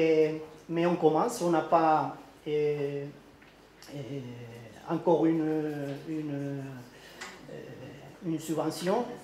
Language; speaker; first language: French; non-native, learner; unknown